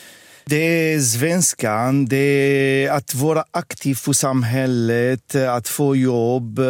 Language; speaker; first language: Swedish; non-native, fluent; Arabic